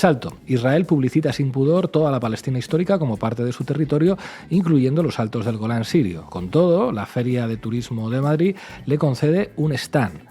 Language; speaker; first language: Spanish; native; Spanish